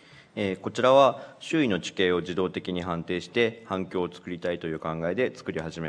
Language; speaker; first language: Japanese; native; Japanese